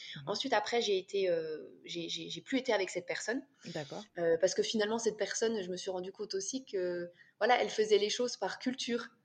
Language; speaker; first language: French; native; French